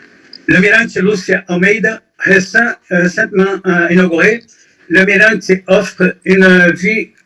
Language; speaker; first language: French; non-native, fluent; Portuguese